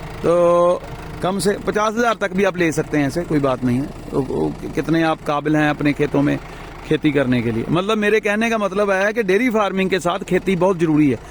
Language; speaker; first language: Hindi; non-native, local second language; Punjabi